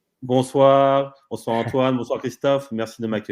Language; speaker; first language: French; native; French